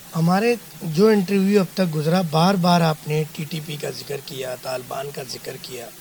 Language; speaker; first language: Urdu; native; Urdu